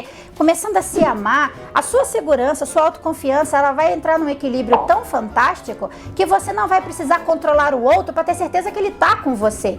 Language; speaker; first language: Portuguese; native; Portuguese